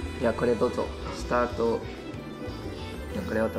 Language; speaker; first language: Japanese; non-native, fluent; Spanish